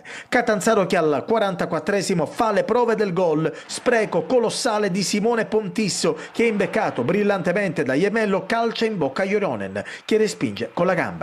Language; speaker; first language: Italian; native; Italian